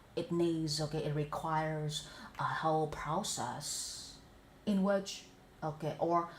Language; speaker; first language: English; non-native, fluent; Vietnamese